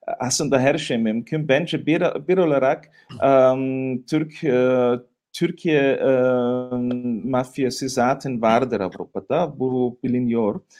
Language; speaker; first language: Turkish; non-native, fluent; German